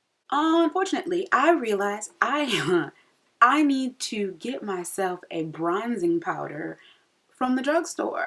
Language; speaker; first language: English; native; English